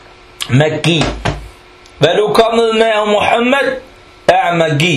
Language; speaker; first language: Danish; non-native, fluent; Arabic